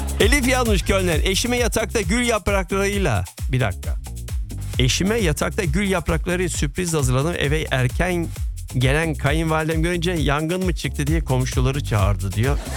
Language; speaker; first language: Turkish; early bilingual, heritage; Turkish